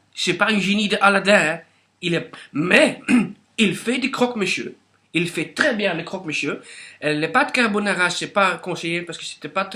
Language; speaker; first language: French; non-native, local second language; Dutch